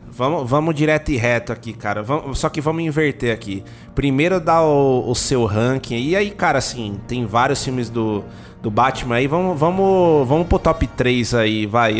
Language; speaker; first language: Portuguese; native; Portuguese